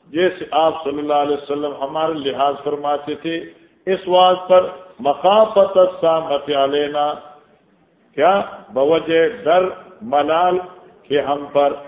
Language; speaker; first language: Urdu; non-native, local second language; Northern Hindko